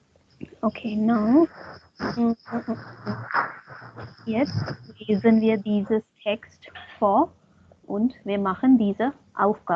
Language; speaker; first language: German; non-native, fluent; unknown